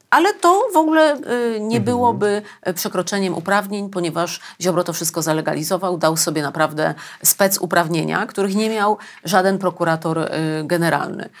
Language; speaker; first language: Polish; native; Polish